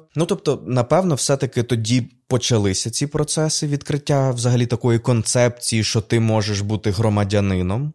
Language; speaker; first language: Ukrainian; non-native, local second language; Russian